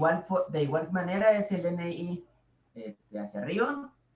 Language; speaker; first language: Spanish; native; Spanish